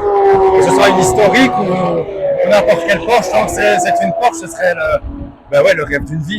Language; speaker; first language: French; native; French